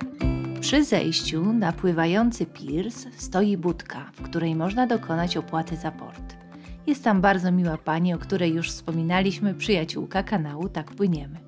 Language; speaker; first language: Polish; native; Polish